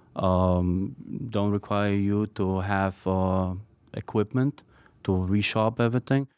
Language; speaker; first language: English; non-native, fluent; Polish